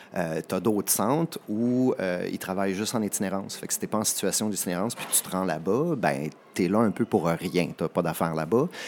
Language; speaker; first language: French; native; French